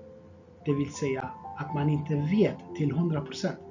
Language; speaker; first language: Swedish; non-native, fluent; Tigrinya